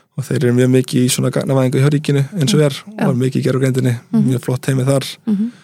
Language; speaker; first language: Icelandic; early bilingual, heritage; Icelandic